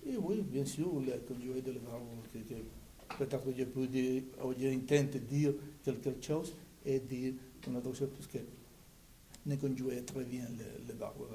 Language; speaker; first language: French; non-native, learner; Spanish